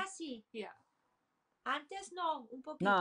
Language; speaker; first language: Spanish; native; Spanish